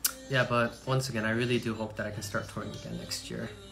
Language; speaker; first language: English; early bilingual, other home language; Korean